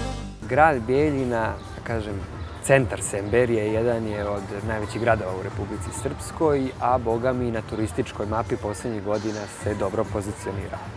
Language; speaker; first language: Bosnian; native; Bosnian